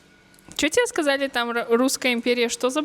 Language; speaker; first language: Russian; early bilingual, heritage; Russian